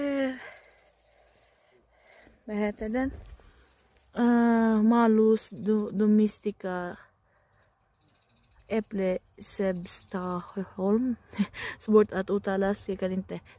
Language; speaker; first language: Swedish; non-native, learner; Filipino